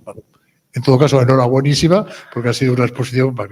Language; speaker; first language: Spanish; native; Spanish